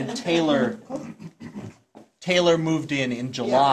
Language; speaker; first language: English; native; English